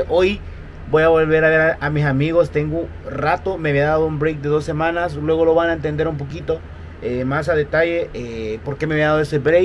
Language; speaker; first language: Spanish; native; Spanish